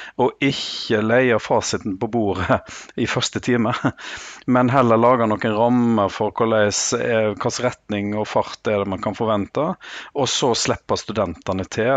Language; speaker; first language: Norwegian; native; Norwegian